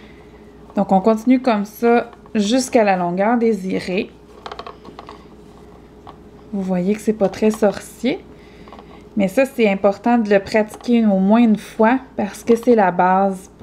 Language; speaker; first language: French; native; French